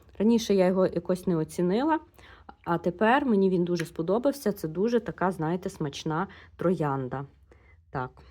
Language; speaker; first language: Ukrainian; non-native, local second language; Russian